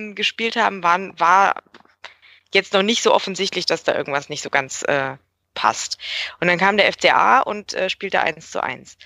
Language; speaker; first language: German; native; German